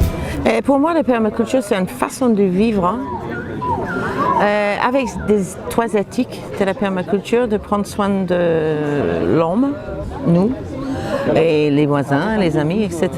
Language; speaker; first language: French; non-native, fluent; English